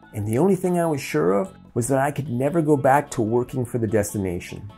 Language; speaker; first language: English; native; English